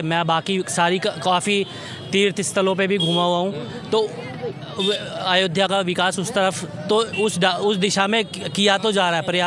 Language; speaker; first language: Hindi; native; Hindi